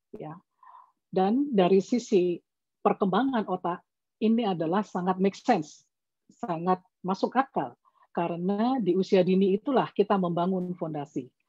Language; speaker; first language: Indonesian; native; Indonesian